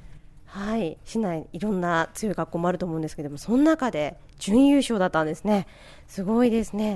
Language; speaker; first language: Japanese; native; Japanese